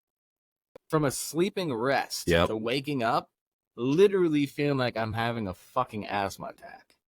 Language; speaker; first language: English; native; English